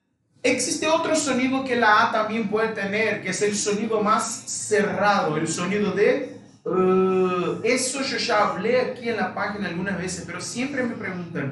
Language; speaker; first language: Spanish; non-native, fluent; Portuguese